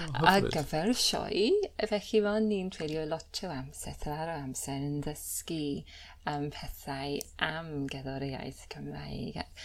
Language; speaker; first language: Welsh; non-native, fluent; English